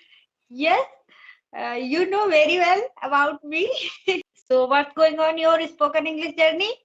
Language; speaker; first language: English; non-native, learner; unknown